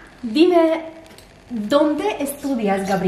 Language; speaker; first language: Spanish; non-native, fluent; Russian